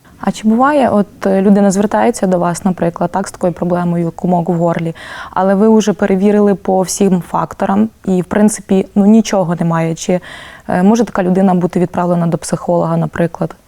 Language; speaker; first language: Ukrainian; native; Ukrainian